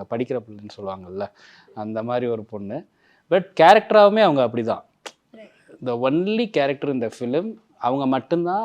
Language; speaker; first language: Tamil; native; Tamil